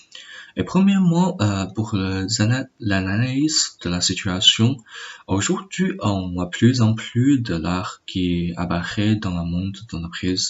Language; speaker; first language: French; non-native, learner; Chinese